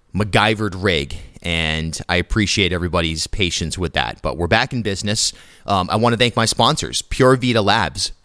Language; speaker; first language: English; native; English